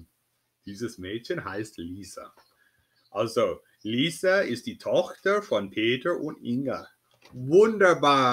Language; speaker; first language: German; non-native, fluent; English